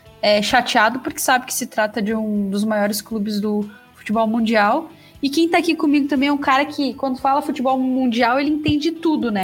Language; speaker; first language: Portuguese; native; Portuguese